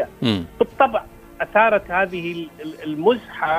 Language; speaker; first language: Arabic; native; Arabic